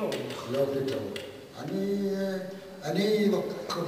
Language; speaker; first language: Hebrew; non-native, fluent; Polish